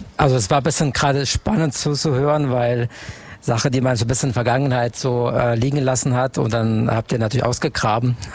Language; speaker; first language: German; non-native, fluent; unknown